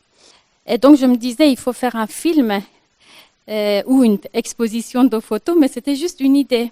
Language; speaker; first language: French; non-native, fluent; Persian